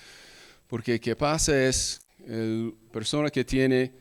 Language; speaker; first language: Spanish; early bilingual, heritage; English